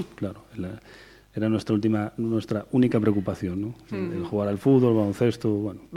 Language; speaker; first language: Spanish; native; Spanish